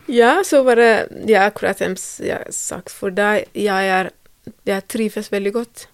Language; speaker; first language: Norwegian; non-native, learner; Tigrinya